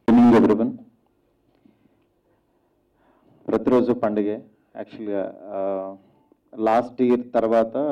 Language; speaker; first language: Telugu; native; Telugu